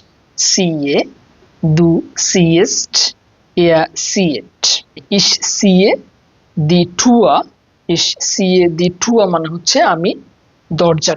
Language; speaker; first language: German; non-native, fluent; Bangla